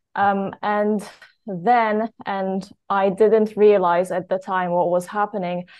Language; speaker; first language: English; non-native, fluent; Polish